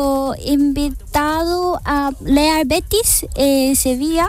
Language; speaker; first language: Spanish; non-native, learner; Korean